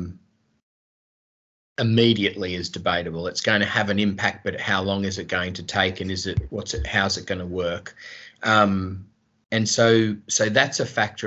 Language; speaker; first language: English; native; English